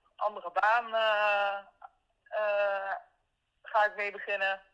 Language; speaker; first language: Dutch; native; Dutch